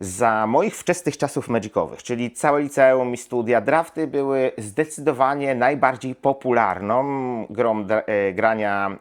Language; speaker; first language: Polish; native; Polish